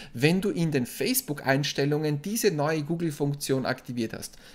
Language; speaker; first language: German; native; German